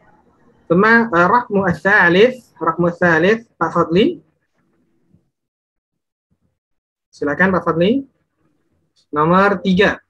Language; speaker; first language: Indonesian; native; Indonesian